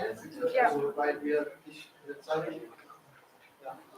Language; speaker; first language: German; non-native, fluent; Arabic